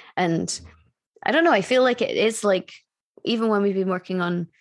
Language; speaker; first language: English; native; English